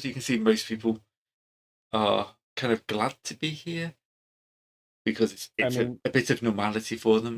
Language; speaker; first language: English; native; English